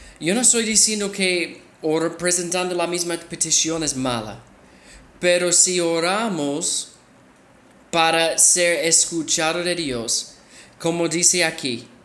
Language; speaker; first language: Spanish; non-native, fluent; English